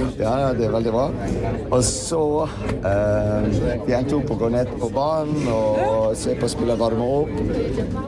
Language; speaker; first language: Norwegian; non-native, fluent; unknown